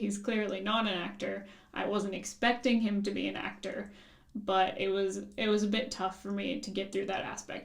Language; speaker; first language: English; native; English